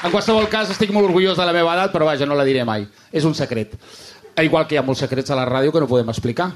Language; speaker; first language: Catalan; non-native, fluent; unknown